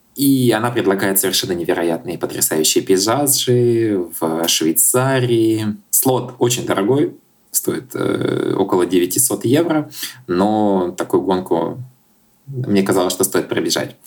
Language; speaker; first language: Russian; native; Russian